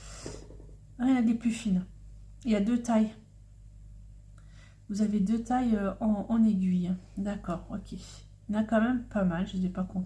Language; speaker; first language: French; native; French